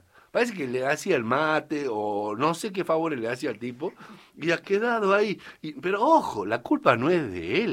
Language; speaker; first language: Spanish; native; Spanish